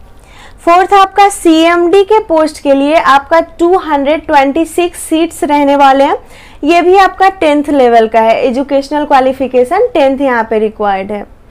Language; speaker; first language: Hindi; native; Hindi